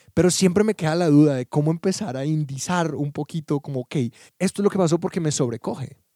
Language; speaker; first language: Spanish; native; Spanish